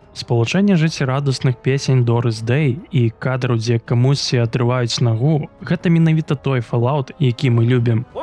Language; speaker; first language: Belarusian; native; Belarusian